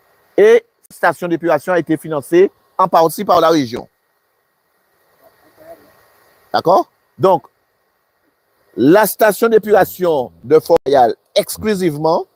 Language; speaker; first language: French; native; French